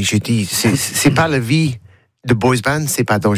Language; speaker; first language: French; non-native, learner; English